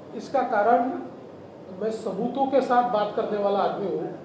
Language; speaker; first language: Hindi; non-native, local second language; Marathi